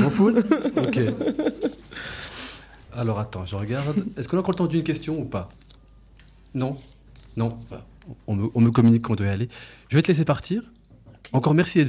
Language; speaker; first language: French; native; French